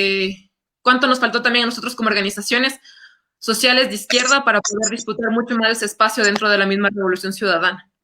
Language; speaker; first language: Spanish; native; Spanish